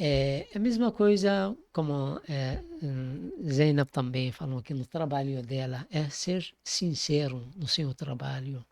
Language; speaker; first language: Portuguese; non-native, fluent; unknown